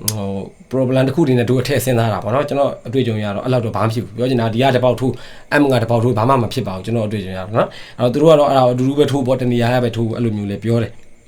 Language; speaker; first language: Burmese; native; Burmese